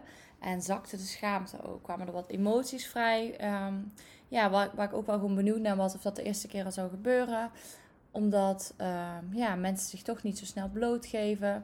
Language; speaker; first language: Dutch; native; Dutch